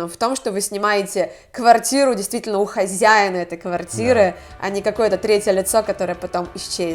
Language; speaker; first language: Russian; native; Russian